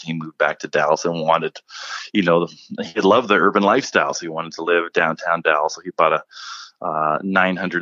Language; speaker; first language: English; native; English